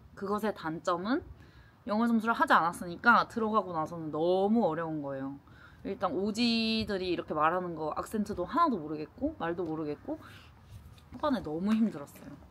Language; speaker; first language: Korean; native; Korean